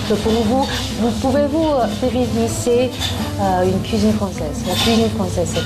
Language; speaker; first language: French; non-native, learner; Chinese